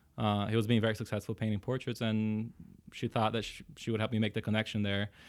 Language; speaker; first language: English; early bilingual, other home language; Portuguese